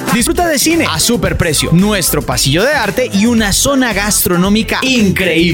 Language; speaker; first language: Spanish; native; Spanish